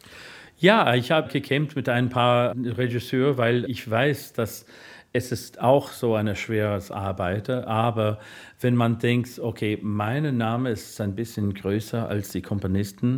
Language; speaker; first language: German; non-native, fluent; English